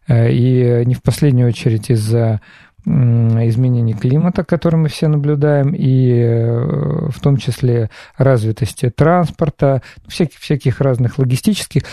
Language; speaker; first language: Russian; native; Russian